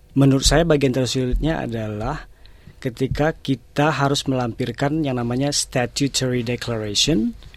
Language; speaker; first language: Indonesian; native; Indonesian